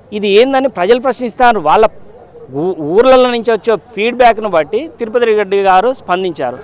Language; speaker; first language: Telugu; native; Telugu